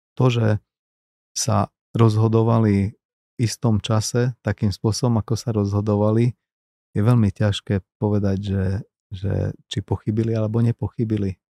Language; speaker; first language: Slovak; non-native, local second language; Hungarian